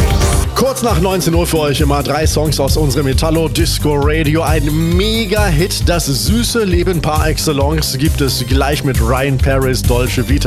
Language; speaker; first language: German; native; German